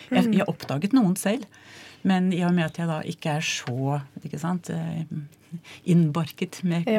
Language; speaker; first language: Norwegian; native; Norwegian